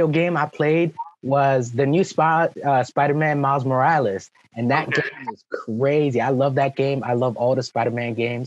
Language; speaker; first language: English; early bilingual, other home language; French